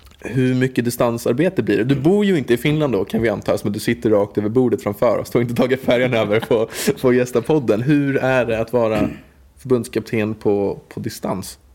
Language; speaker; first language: Swedish; native; Swedish